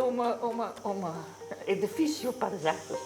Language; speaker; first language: Portuguese; non-native, learner; Dutch